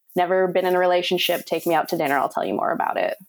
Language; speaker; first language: English; native; English